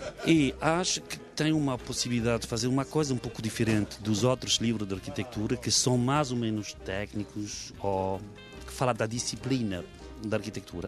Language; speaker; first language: Portuguese; non-native, fluent; French